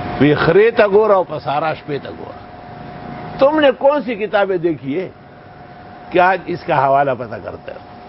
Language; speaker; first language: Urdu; non-native, local second language; Pashto